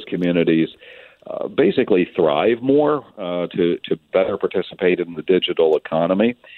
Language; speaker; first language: English; native; English